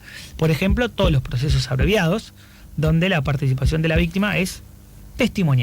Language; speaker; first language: Spanish; native; Spanish